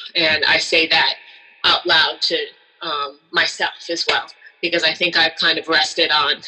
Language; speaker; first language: English; native; English